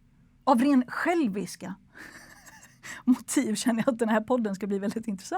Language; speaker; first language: Swedish; native; Swedish